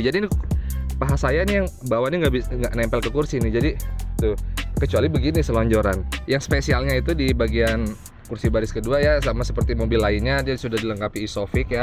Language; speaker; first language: Indonesian; native; Indonesian